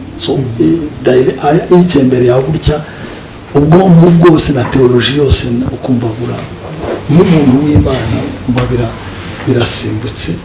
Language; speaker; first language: Kinyarwanda; native; Kinyarwanda